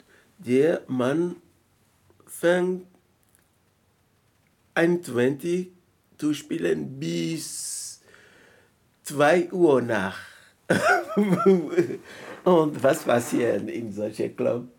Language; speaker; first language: German; non-native, learner; French